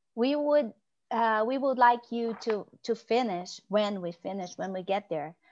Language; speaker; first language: English; non-native, fluent; Portuguese